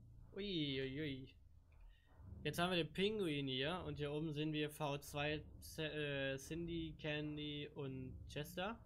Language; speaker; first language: German; native; German